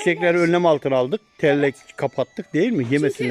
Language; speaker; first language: Turkish; native; Turkish